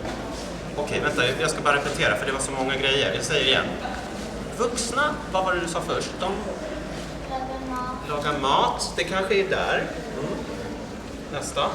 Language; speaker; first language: Swedish; native; Swedish